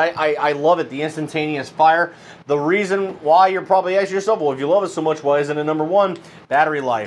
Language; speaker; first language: English; native; English